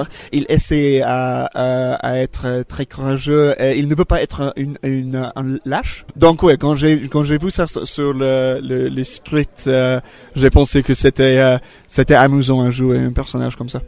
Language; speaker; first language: French; non-native, fluent; English